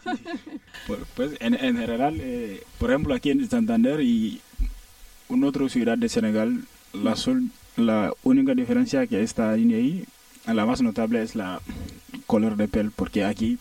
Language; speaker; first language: Spanish; non-native, learner; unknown